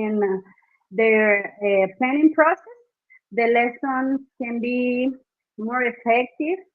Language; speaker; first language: English; non-native, fluent; Spanish